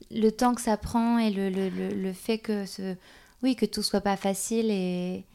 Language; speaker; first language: French; native; French